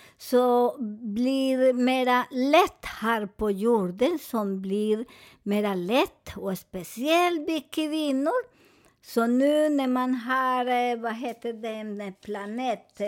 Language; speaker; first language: Swedish; non-native, fluent; Spanish